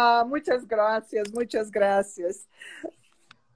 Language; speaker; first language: Spanish; non-native, fluent; Portuguese